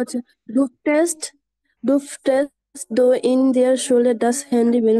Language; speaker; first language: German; non-native, learner; Bangla